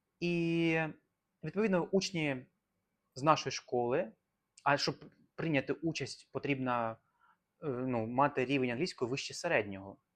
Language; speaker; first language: Ukrainian; native; Ukrainian